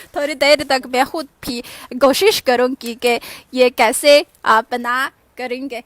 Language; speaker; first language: Urdu; non-native, fluent; Chinese